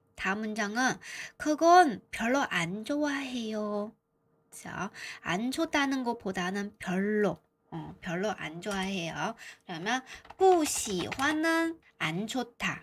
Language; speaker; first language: Korean; non-native, fluent; Chinese